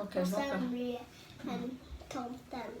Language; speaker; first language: Swedish; non-native, learner; Thai